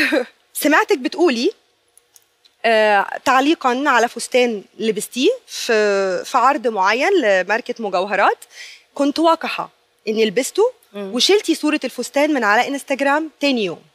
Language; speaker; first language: Arabic; native; Arabic